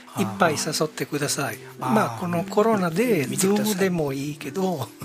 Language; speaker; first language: Japanese; non-native, fluent; Italian